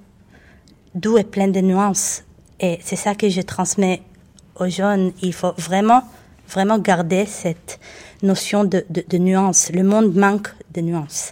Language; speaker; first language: French; non-native, fluent; Hebrew